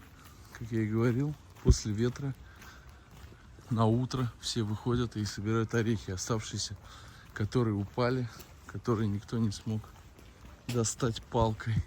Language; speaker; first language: Russian; native; Russian